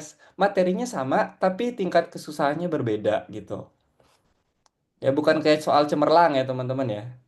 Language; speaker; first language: Indonesian; native; Indonesian